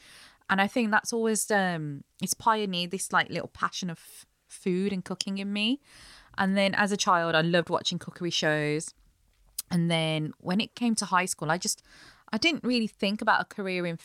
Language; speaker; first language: English; native; English